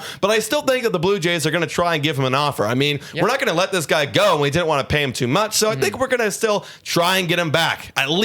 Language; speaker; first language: English; native; English